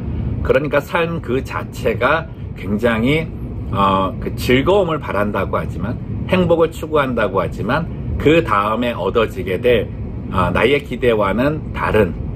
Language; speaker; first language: Korean; native; Korean